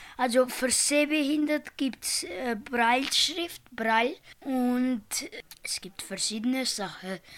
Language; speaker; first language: German; early bilingual, other home language; Portuguese